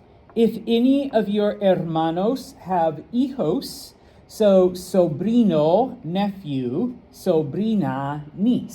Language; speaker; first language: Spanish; non-native, fluent; English